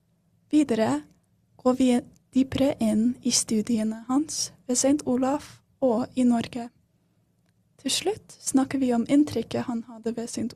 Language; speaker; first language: Norwegian; non-native, learner; English